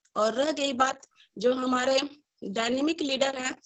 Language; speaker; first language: Hindi; native; Hindi